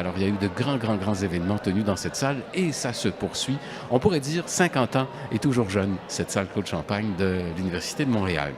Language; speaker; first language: French; native; French